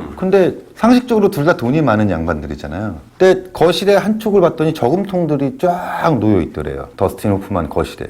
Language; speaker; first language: Korean; native; Korean